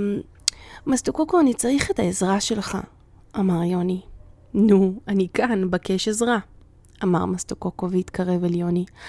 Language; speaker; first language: Hebrew; native; Hebrew